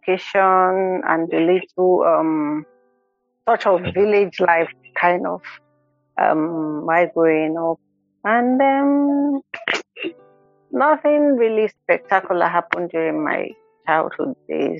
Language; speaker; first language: English; non-native, local second language; Igbo